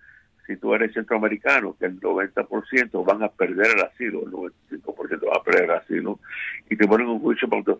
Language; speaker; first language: Spanish; native; Spanish